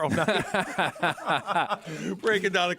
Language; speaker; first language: English; native; English